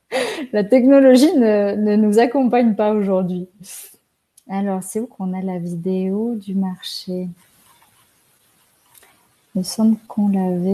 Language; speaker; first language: French; native; French